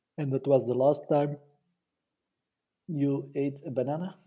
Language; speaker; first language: English; non-native, learner; Dutch